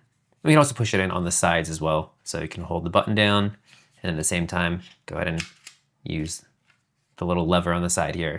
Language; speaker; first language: English; native; English